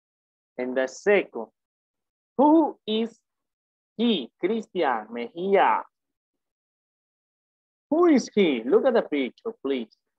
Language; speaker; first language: English; non-native, fluent; Spanish